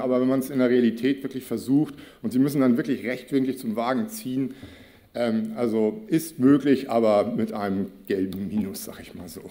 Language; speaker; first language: German; native; German